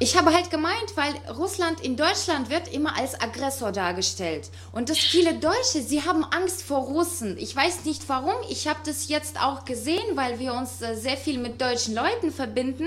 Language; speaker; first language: German; non-native, fluent; Russian